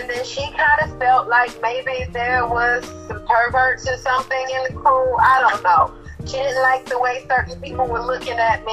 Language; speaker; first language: English; native; English